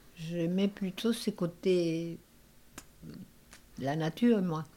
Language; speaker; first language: French; non-native, fluent; Spanish